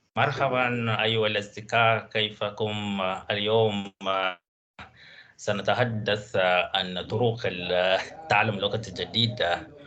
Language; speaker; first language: Arabic; non-native, learner; Finnish